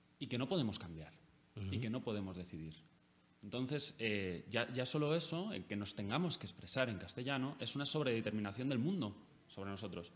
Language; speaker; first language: Spanish; native; Spanish